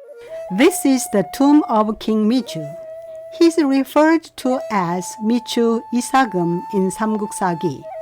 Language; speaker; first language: English; non-native, fluent; Korean